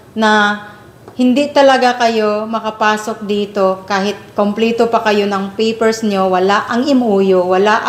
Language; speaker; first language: Filipino; native; Filipino